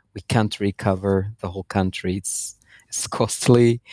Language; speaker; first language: English; non-native, fluent; Rundi